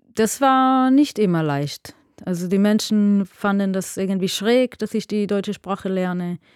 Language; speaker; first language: German; non-native, fluent; Hebrew